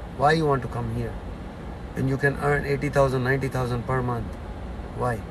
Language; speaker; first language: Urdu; non-native, local second language; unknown